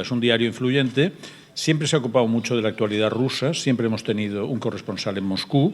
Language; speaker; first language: Spanish; native; Spanish